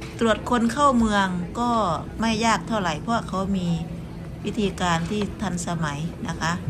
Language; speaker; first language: Thai; native; Thai